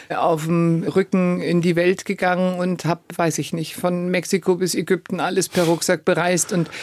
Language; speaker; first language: German; native; German